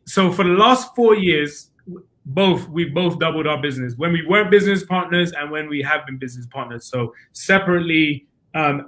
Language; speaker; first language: English; native; English